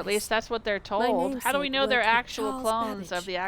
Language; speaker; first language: English; native; English